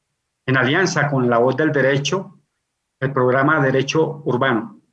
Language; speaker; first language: Spanish; native; Spanish